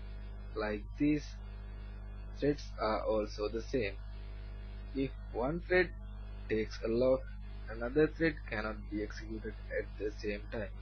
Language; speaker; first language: English; non-native, learner; Sinhala